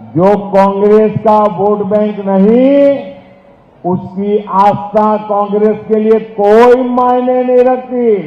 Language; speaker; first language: Hindi; non-native, local second language; Gujarati